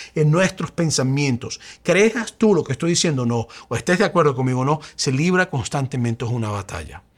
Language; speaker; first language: Spanish; native; Spanish